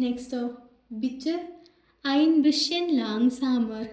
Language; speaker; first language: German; non-native, learner; Malayalam